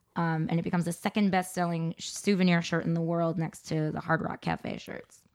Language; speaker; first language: English; native; English